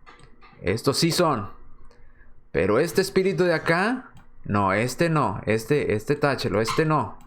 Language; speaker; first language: Spanish; native; Spanish